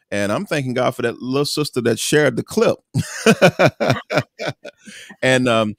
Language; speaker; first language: English; native; English